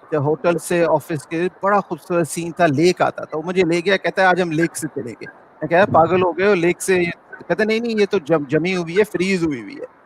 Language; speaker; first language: Urdu; non-native, local second language; Sindhi